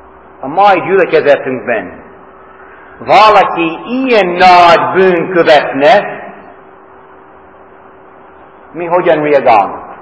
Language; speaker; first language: Hungarian; non-native, fluent; English